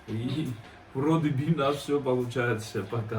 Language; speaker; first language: Russian; non-native, fluent; Georgian